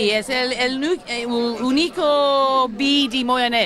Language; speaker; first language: Spanish; non-native, learner; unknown